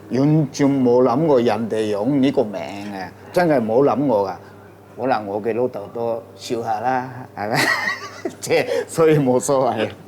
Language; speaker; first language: Cantonese; non-native, fluent; Japanese